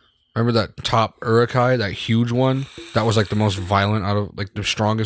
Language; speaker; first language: English; native; English